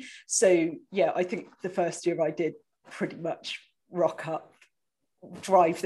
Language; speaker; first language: English; native; English